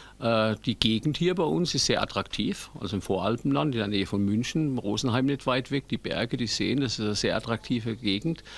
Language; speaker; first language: German; native; German